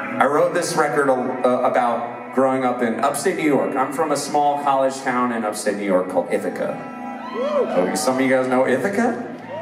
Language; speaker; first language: English; native; English